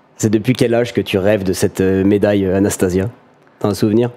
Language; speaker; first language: French; native; French